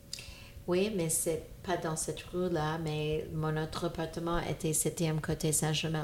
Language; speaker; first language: French; non-native, fluent; English